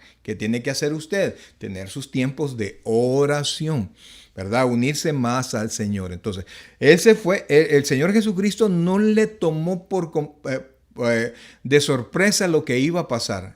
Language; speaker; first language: Spanish; native; Spanish